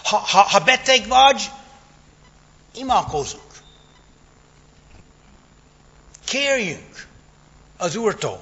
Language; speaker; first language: Hungarian; non-native, fluent; English